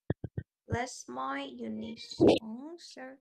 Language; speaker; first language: English; non-native, fluent; Vietnamese